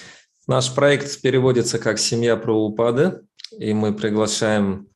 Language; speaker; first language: Russian; native; Russian